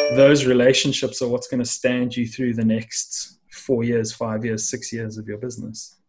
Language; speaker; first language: English; native; English